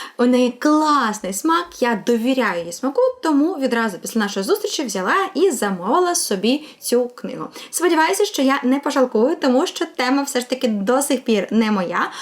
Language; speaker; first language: Ukrainian; non-native, local second language; Russian